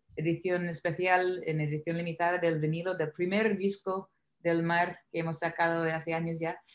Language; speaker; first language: Spanish; non-native, fluent; English